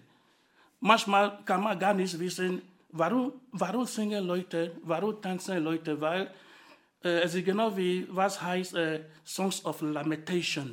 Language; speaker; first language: German; non-native, fluent; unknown